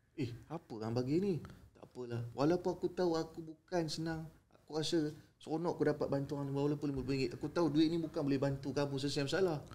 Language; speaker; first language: Malay; native; Malay